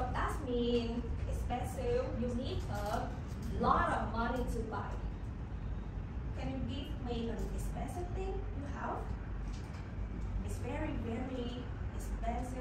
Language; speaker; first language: English; non-native, learner; Vietnamese